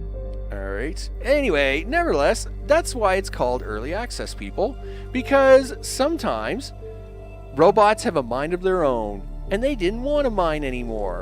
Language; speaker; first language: English; native; English